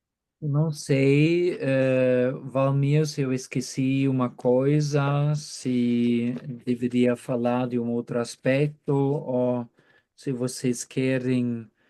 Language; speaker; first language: Portuguese; non-native, fluent; German